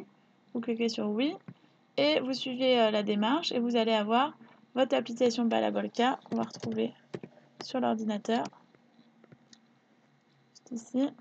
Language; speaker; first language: French; native; French